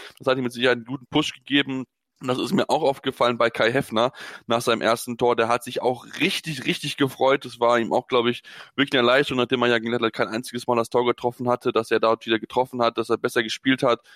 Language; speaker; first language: German; native; German